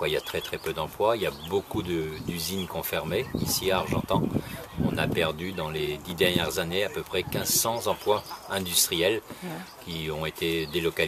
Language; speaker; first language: French; native; French